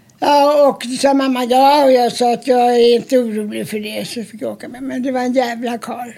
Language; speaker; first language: Swedish; early bilingual, other home language; German